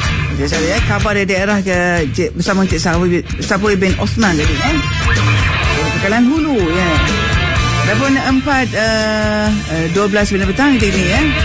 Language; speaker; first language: Malay; native; Malay